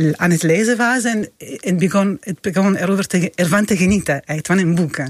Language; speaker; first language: Dutch; non-native, fluent; Italian